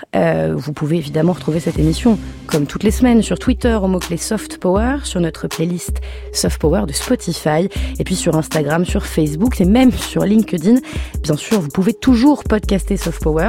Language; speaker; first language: French; native; French